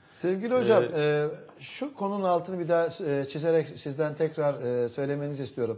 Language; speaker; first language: Turkish; native; Turkish